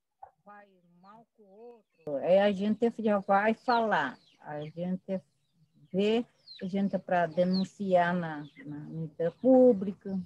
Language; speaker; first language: Portuguese; non-native, local second language; Guarani